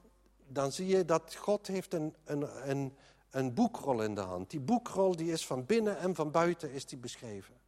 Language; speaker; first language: Dutch; native; Dutch